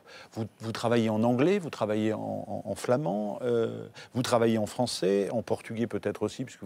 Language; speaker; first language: French; native; French